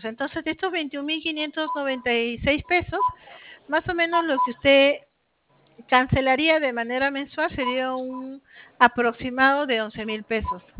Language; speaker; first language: Spanish; native; Spanish